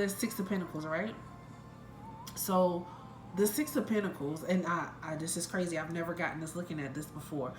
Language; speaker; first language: English; native; English